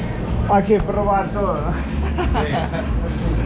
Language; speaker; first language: Spanish; non-native, learner; English